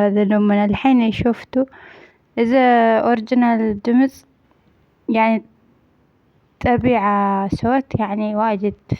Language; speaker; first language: Arabic; non-native, learner; Amharic